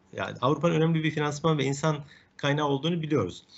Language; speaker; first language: Turkish; native; Turkish